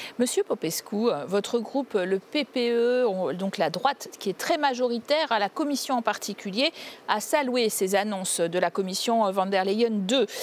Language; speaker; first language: French; native; French